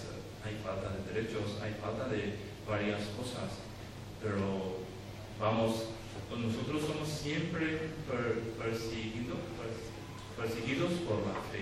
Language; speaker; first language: Spanish; non-native, learner; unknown